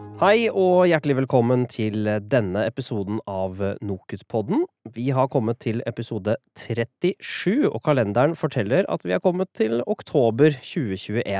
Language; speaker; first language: Norwegian; native; Norwegian